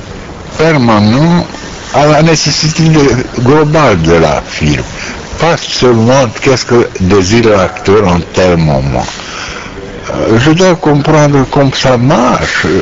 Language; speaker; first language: French; non-native, learner; Romanian